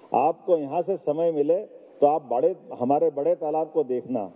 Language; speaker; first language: Hindi; native; Hindi